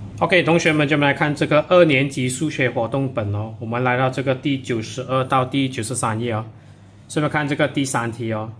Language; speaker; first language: Chinese; native; Chinese